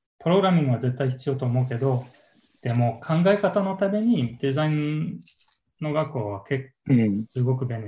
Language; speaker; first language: Japanese; non-native, learner; English